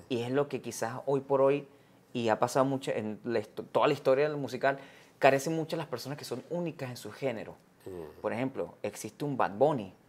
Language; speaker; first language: Spanish; native; Spanish